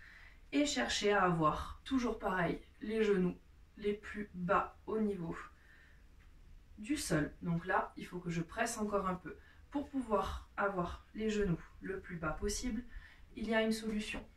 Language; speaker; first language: French; native; French